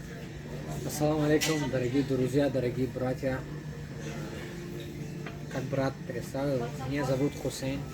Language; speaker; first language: Russian; non-native, learner; Tajik